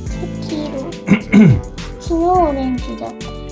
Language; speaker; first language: Japanese; early bilingual, heritage; Japanese